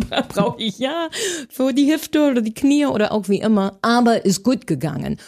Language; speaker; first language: German; non-native, fluent; English